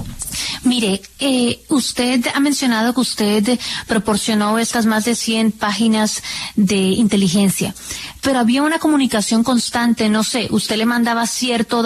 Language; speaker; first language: Spanish; native; Spanish